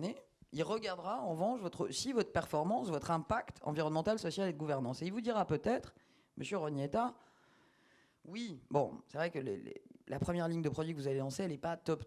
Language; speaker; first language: French; native; French